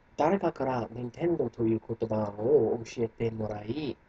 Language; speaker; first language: Japanese; non-native, fluent; English